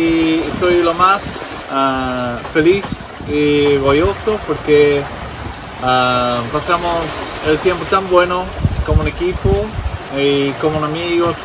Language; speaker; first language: Spanish; non-native, fluent; English